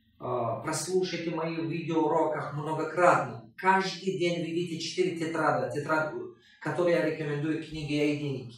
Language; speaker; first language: Russian; non-native, local second language; Tajik